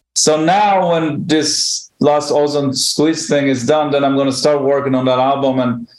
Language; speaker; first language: English; non-native, fluent; Hebrew